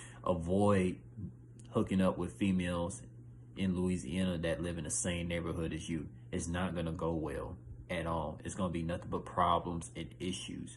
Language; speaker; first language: English; native; English